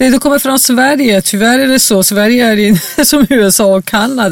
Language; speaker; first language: Swedish; non-native, fluent; Persian